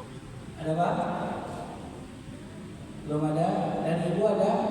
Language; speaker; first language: Indonesian; native; Indonesian